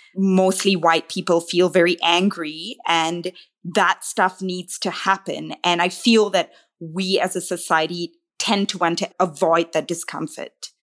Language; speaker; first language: English; non-native, local second language; Tamil